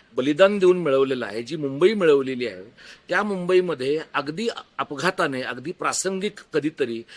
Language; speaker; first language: Marathi; native; Marathi